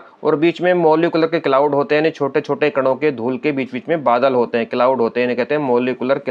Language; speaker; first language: Hindi; native; Hindi